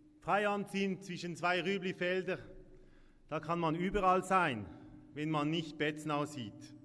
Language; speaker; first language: German; non-native, local second language; French